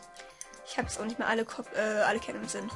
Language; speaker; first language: German; native; German